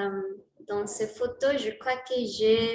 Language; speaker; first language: French; non-native, learner; Spanish